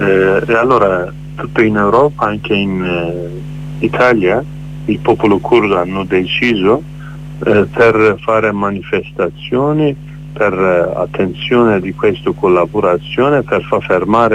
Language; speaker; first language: Italian; non-native, learner; Kurdish